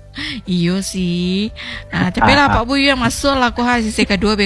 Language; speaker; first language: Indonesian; non-native, local second language; Minangkabau